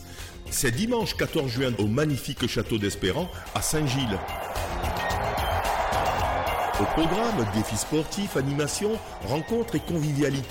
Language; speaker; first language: French; native; French